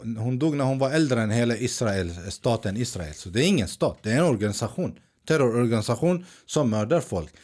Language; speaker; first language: Swedish; early bilingual, other home language; Arabic